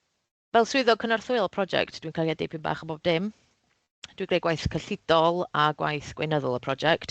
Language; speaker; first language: Welsh; native; Welsh